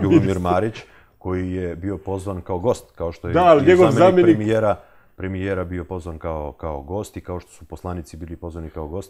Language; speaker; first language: Serbian; native; Serbian